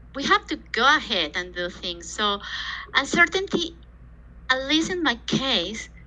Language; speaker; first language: English; non-native, fluent; Spanish